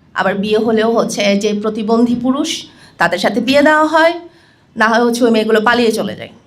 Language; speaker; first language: Bangla; non-native, local second language; Chakma